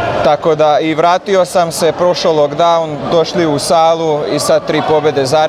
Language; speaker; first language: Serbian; non-native, local second language; Slovak